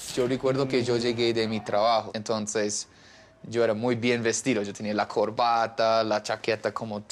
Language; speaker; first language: Spanish; non-native, fluent; English